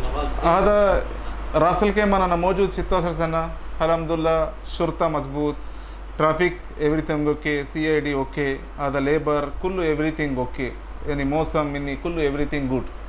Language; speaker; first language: Arabic; non-native, learner; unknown